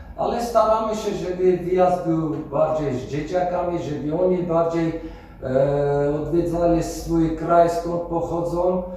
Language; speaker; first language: Polish; non-native, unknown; Armenian